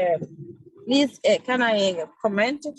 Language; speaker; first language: English; non-native, learner; Arabic